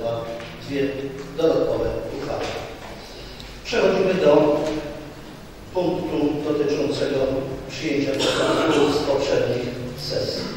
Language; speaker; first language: Polish; native; Polish